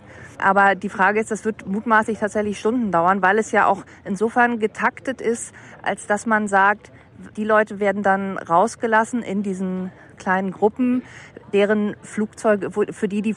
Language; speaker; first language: German; native; German